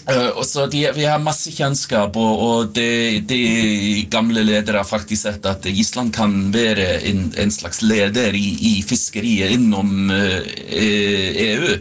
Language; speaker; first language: Swedish; non-native, fluent; Icelandic